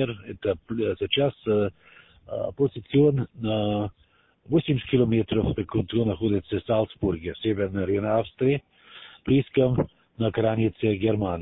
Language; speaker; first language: Russian; non-native, learner; German